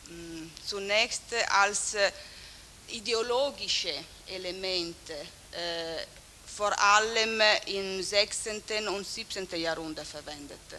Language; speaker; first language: German; non-native, fluent; Italian